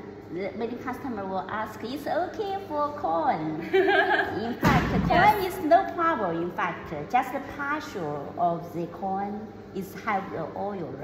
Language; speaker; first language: English; non-native, learner; Chinese